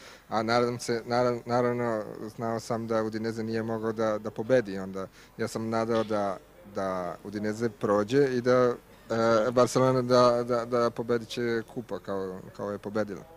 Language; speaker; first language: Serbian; non-native, learner; Italian